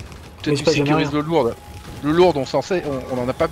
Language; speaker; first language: French; native; French